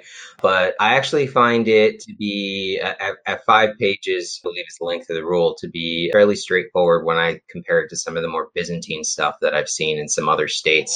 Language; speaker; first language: English; native; English